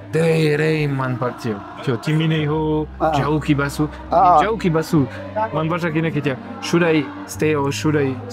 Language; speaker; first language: Nepali; non-native, learner; French